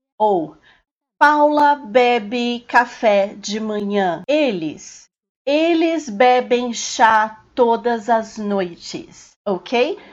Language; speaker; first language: Portuguese; native; Portuguese